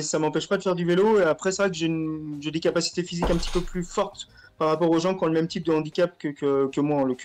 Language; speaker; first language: French; native; French